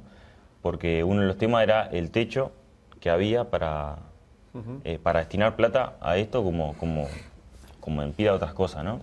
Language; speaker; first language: Spanish; native; Spanish